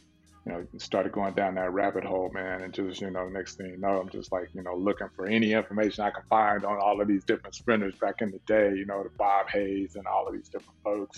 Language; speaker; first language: English; native; English